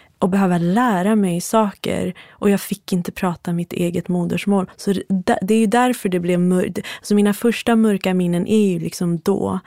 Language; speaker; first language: Swedish; early bilingual, other home language; Central Kurdish